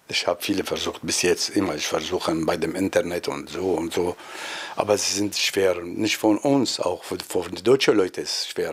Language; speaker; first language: German; non-native, learner; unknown